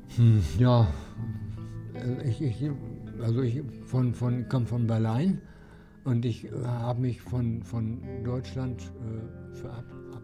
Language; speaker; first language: Dutch; non-native, learner; German